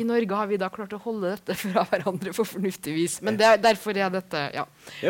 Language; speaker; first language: Norwegian; native; Norwegian